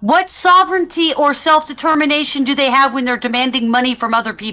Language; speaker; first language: English; native; English